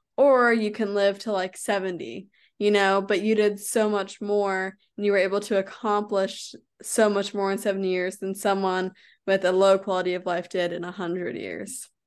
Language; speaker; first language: English; native; English